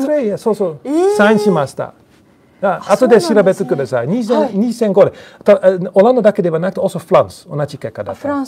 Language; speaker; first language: Japanese; non-native, learner; Dutch